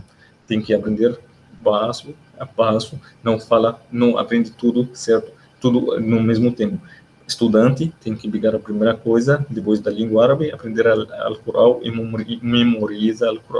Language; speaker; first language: Portuguese; non-native, learner; Arabic